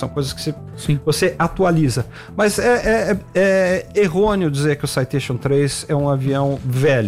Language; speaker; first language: Portuguese; native; Portuguese